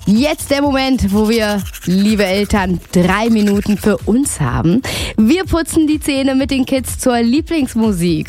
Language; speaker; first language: German; native; German